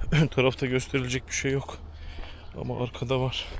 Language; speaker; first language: Turkish; native; Turkish